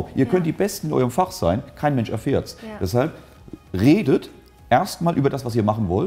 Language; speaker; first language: German; native; German